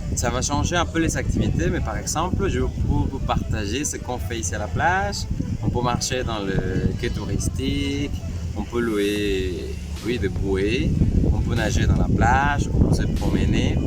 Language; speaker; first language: French; non-native, fluent; Spanish